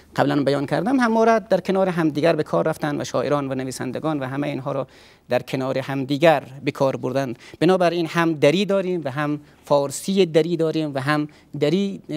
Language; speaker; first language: Persian; native; Persian